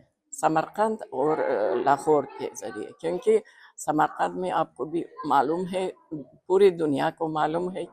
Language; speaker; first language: Hindi; non-native, fluent; Uzbek